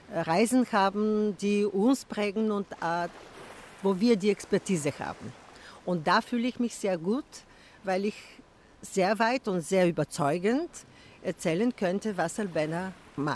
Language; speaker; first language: German; non-native, fluent; Bulgarian